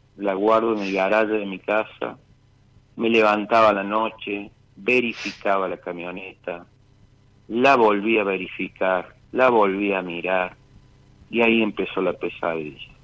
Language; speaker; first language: Spanish; native; Spanish